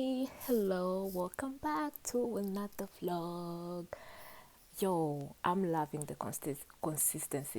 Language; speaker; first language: English; non-native, local second language; Kinyarwanda